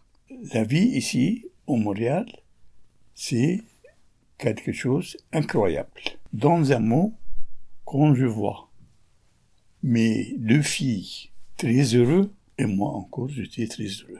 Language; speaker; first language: French; non-native, learner; Arabic